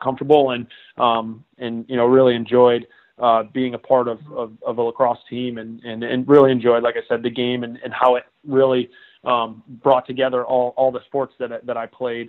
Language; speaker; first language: English; native; English